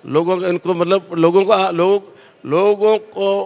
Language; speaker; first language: Hindi; native; Hindi